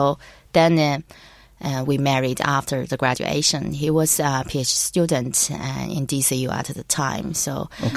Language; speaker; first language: English; non-native, learner; Chinese